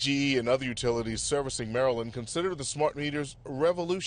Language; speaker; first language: English; native; English